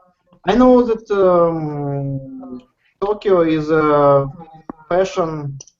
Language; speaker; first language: English; non-native, learner; Russian